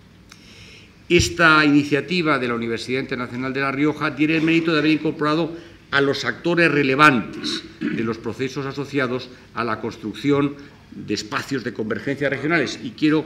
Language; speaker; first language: Spanish; native; Spanish